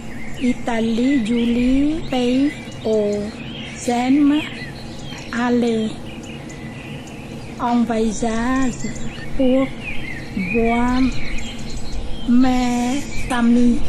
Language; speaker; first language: French; non-native, learner; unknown